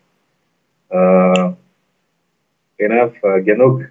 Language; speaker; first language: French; non-native, learner; Portuguese